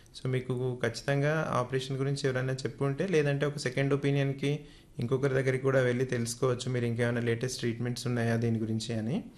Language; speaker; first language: Telugu; native; Telugu